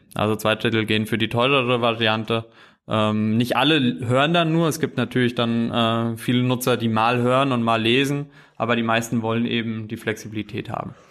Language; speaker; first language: German; native; German